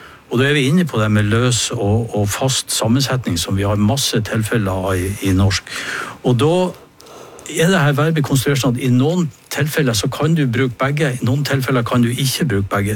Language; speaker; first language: Norwegian; native; Norwegian